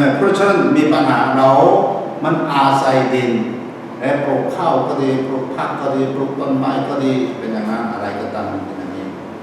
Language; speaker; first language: Thai; non-native, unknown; Korean